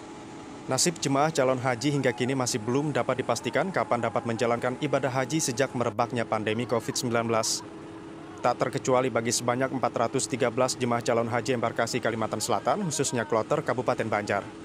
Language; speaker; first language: Indonesian; native; Indonesian